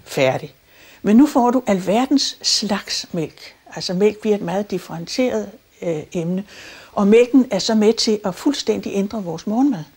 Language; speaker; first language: Danish; native; Danish